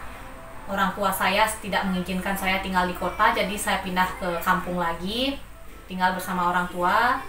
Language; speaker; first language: Indonesian; non-native, local second language; Balinese